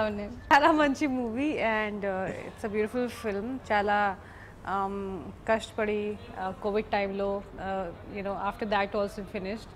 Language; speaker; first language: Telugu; non-native, local second language; Hindi